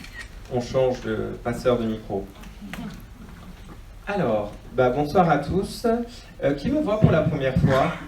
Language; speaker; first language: French; native; French